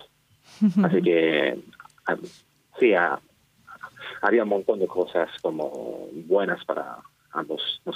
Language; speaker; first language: Spanish; non-native, fluent; Japanese